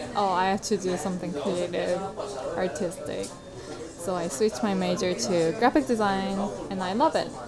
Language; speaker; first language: English; non-native, fluent; Korean